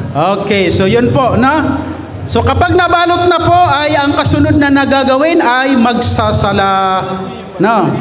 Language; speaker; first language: Filipino; non-native, local second language; Maguindanaon